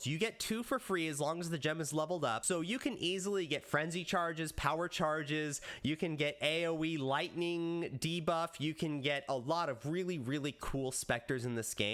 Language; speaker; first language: English; native; English